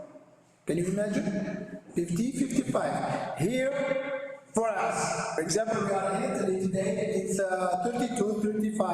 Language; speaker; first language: English; non-native, learner; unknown